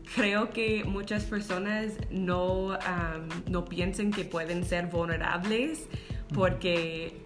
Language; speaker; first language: Spanish; non-native, fluent; English